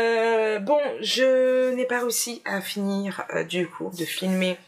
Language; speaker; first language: French; native; French